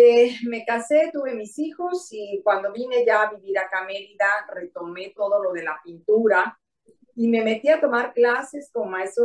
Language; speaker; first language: Spanish; native; Spanish